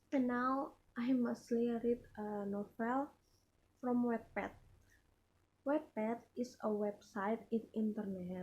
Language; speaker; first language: English; non-native, learner; Indonesian